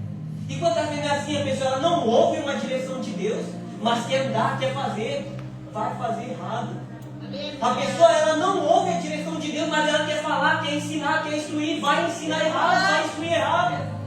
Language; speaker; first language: Portuguese; native; Portuguese